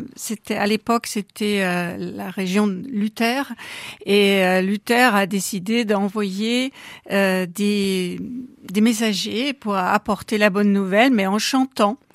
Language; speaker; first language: French; non-native, fluent; German